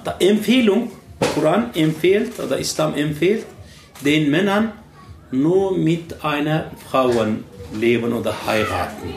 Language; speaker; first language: German; non-native, learner; Turkish